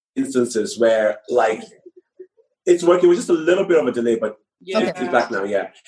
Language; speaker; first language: English; non-native, local second language; Yoruba